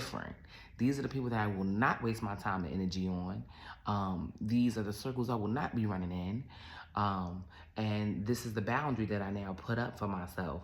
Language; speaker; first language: English; native; English